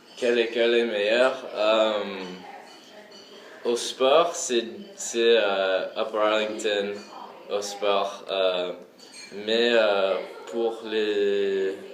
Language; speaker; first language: French; early bilingual, heritage; French